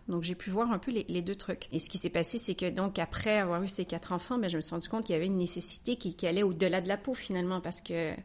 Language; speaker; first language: French; native; French